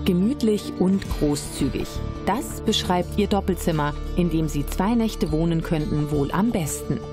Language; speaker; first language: German; native; German